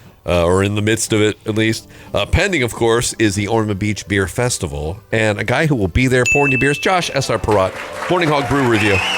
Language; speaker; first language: English; native; English